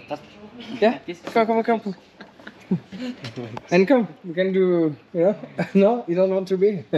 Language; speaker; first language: English; non-native, learner; French